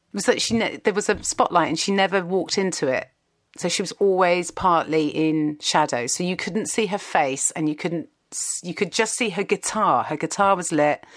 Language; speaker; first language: English; native; English